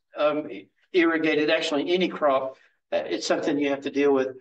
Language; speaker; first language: English; native; English